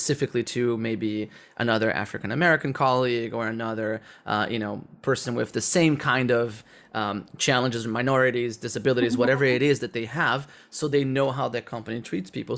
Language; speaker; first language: English; non-native, fluent; Portuguese